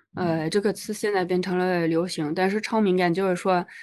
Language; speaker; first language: Chinese; non-native, fluent; French